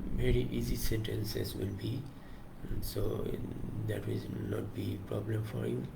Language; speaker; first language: English; non-native, local second language; Bangla